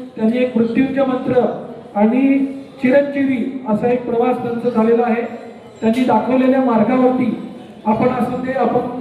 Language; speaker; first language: Marathi; non-native, local second language; Telugu